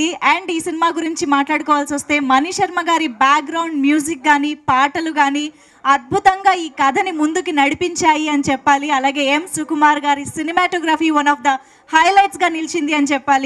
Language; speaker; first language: Telugu; native; Telugu